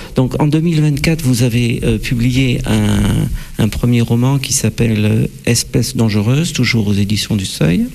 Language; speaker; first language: French; native; French